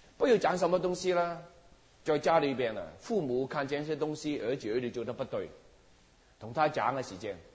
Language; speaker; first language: Chinese; non-native, local second language; Cantonese